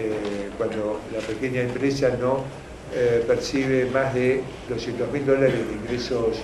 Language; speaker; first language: Spanish; native; Spanish